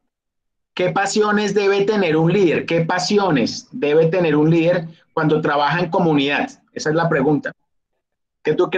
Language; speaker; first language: Spanish; native; Spanish